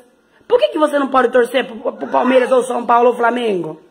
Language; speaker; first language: Portuguese; native; Portuguese